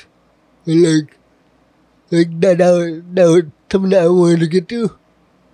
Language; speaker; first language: English; native; English